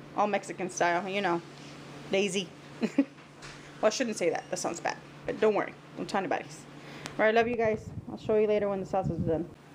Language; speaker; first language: English; early bilingual, other home language; Spanish